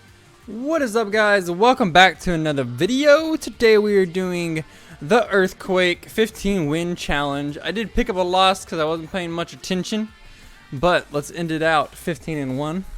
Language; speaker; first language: English; native; English